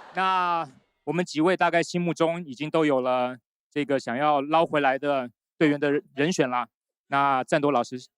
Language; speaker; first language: Chinese; native; Chinese